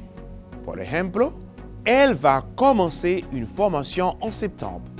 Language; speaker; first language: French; non-native, fluent; Spanish